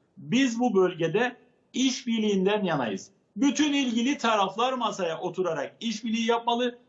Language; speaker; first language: Turkish; native; Turkish